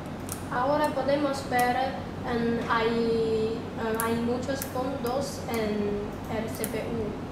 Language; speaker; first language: Spanish; non-native, learner; Chinese